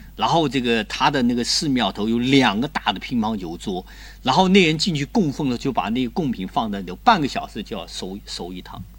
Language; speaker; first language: Chinese; native; Chinese